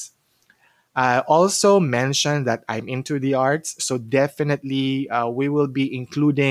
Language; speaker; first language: English; non-native, local second language; Cebuano